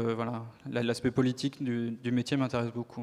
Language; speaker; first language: French; native; French